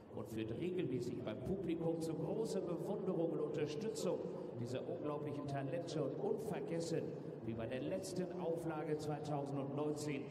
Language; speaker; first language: German; native; German